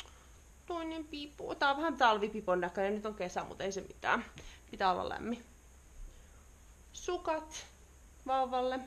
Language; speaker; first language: Finnish; native; Finnish